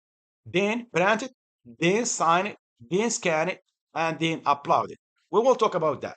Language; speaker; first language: English; non-native, fluent; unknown